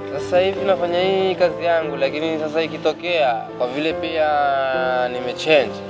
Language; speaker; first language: Swahili; native; Swahili